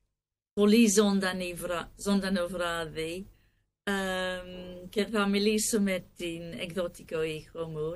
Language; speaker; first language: Greek; non-native, learner; English